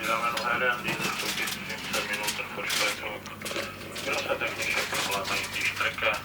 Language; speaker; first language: German; non-native, learner; Czech